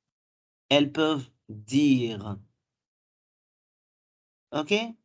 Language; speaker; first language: French; non-native, fluent; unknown